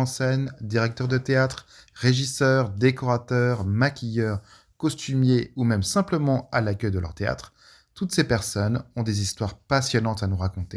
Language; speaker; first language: French; native; French